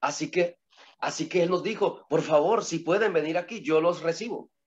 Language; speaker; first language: Spanish; native; Spanish